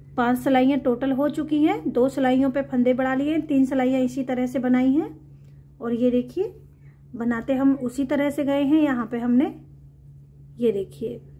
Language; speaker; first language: Hindi; native; Hindi